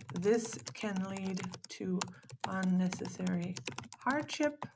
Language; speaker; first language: English; non-native, fluent; Danish